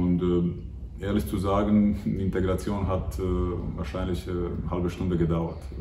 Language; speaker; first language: German; non-native, fluent; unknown